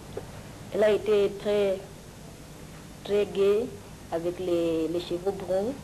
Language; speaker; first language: French; non-native, learner; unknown